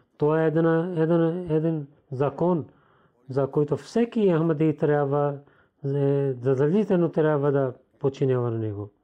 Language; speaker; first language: Bulgarian; non-native, learner; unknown